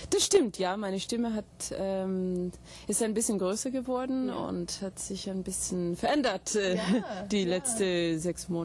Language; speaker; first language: German; non-native, fluent; English